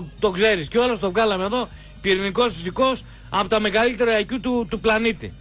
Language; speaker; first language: Greek; native; Greek